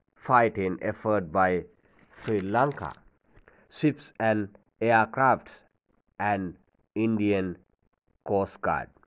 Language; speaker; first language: English; non-native, local second language; Sinhala